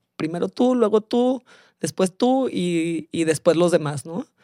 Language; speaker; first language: Spanish; early bilingual, heritage; Spanish